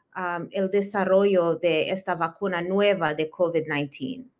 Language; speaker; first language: Spanish; early bilingual, heritage; Spanish